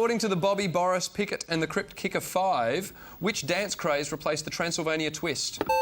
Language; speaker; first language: English; native; English